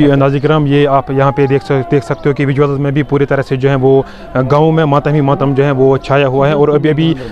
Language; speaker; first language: Urdu; non-native, local second language; Kashmiri